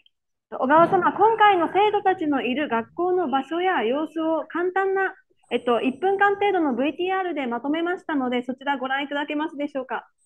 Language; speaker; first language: Japanese; native; Japanese